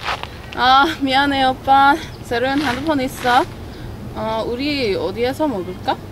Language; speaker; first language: Korean; non-native, learner; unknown